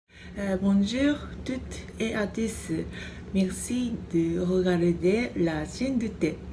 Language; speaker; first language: French; non-native, fluent; Japanese